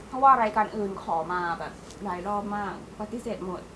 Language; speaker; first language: Thai; non-native, fluent; Korean